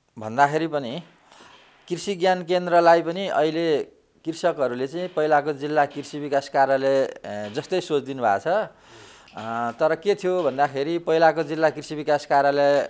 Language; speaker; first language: Nepali; native; Nepali